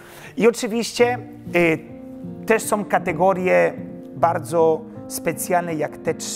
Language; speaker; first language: Polish; early bilingual, heritage; Polish